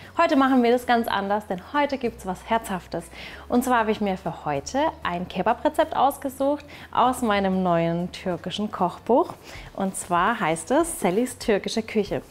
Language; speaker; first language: German; early bilingual, other home language; Turkish